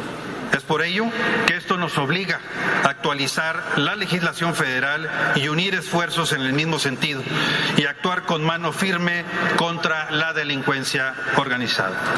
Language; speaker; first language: Spanish; native; Spanish